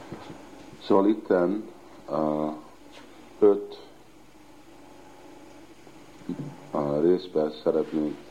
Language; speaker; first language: Hungarian; early bilingual, heritage; Hungarian